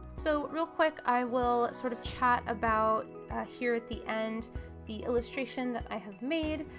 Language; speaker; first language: English; native; English